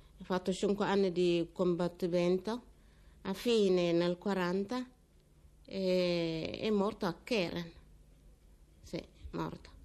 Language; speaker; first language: Italian; non-native, learner; Tigrinya